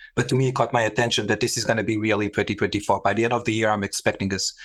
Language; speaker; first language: English; non-native, fluent; Portuguese